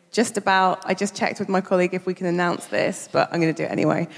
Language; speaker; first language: English; native; English